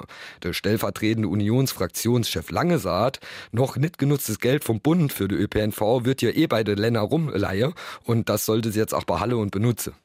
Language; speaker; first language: German; native; German